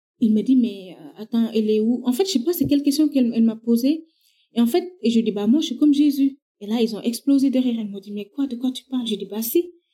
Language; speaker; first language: French; non-native, local second language; Wolof